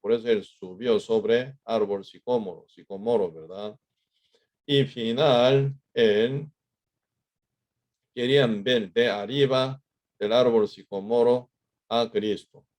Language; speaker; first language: Spanish; non-native, fluent; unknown